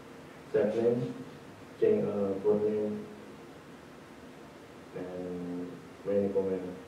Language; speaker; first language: English; non-native, learner; Indonesian